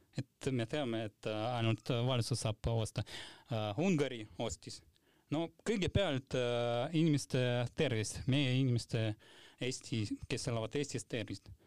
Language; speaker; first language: Estonian; non-native, local second language; Russian